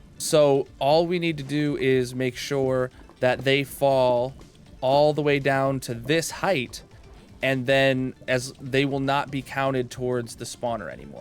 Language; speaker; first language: English; native; English